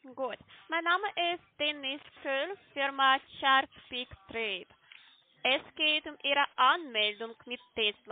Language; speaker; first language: German; non-native, learner; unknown